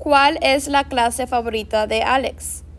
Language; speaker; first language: Spanish; non-native, fluent; English